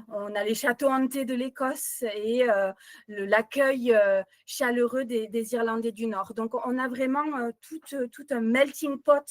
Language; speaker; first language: French; native; French